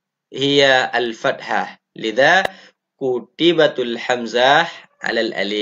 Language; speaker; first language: Arabic; non-native, fluent; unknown